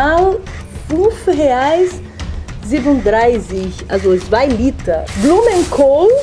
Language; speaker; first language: German; non-native, learner; Portuguese